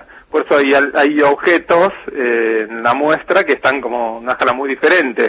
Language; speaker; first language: Spanish; native; Spanish